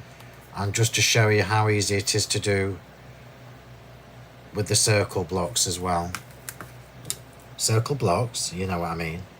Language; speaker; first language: English; native; English